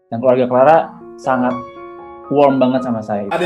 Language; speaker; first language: Indonesian; native; Indonesian